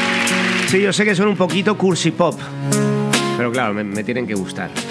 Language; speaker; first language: Spanish; native; Spanish